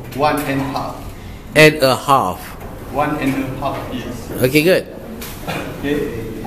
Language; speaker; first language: English; non-native, local second language; Malay